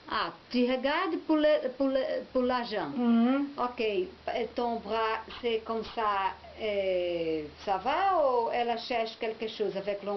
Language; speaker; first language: French; non-native, learner; Portuguese